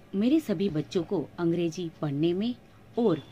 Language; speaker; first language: Hindi; non-native, local second language; Gujarati